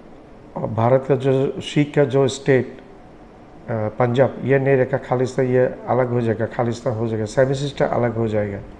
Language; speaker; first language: Hindi; non-native, learner; Bangla